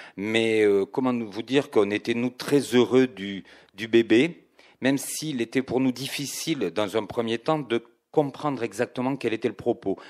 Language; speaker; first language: French; native; French